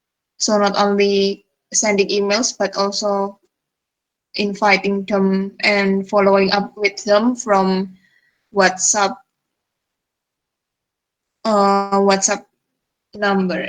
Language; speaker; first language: English; non-native, fluent; Indonesian